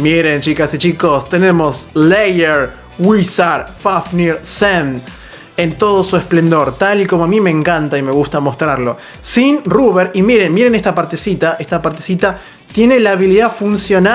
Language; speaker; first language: Spanish; native; Spanish